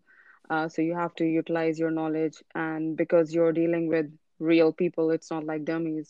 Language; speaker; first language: English; non-native, local second language; Urdu